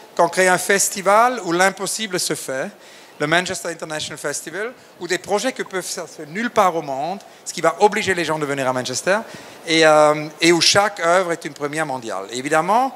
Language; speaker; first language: French; native; French